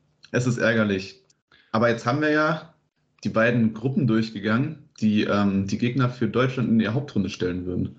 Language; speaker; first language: German; native; German